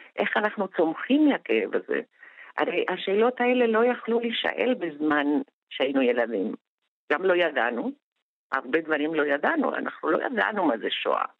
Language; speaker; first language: Hebrew; non-native, fluent; Spanish